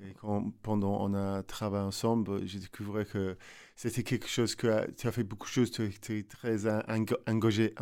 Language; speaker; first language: French; non-native, learner; English